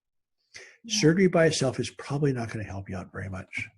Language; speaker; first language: English; native; English